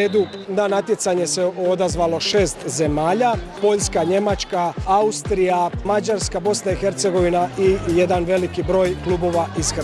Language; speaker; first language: Croatian; native; Croatian